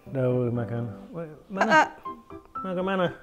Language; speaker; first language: Indonesian; non-native, learner; English